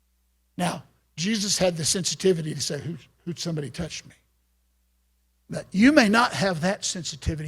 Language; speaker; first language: English; native; English